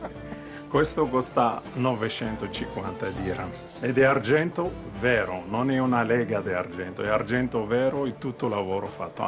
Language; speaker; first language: Italian; non-native, fluent; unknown